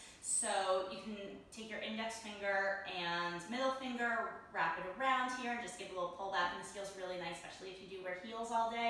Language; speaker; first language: English; native; English